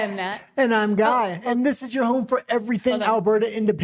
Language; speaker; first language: English; native; English